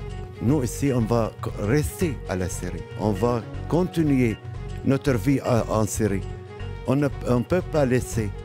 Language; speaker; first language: French; non-native, local second language; Arabic